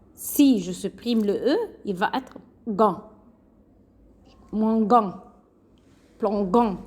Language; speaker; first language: French; non-native, fluent; Arabic